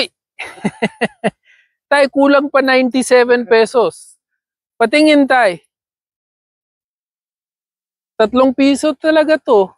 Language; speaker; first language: Filipino; non-native, learner; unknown